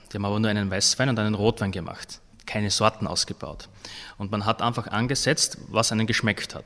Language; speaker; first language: German; native; German